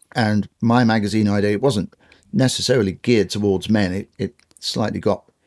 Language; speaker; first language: English; native; English